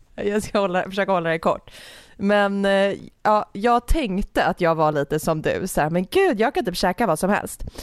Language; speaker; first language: Swedish; native; Swedish